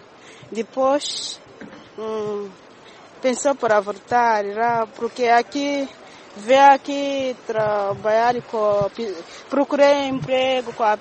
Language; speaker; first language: Portuguese; non-native, learner; Kinyarwanda